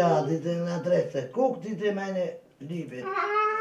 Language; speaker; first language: German; non-native, learner; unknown